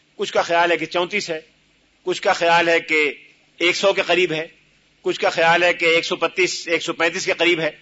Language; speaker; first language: Urdu; native; Urdu